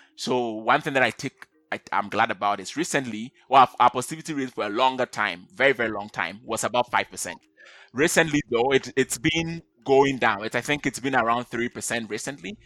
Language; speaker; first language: English; non-native, local second language; Akan